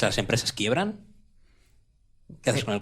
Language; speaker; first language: Spanish; native; Spanish